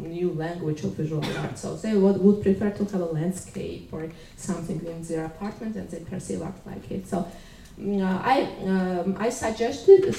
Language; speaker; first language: English; non-native, fluent; Georgian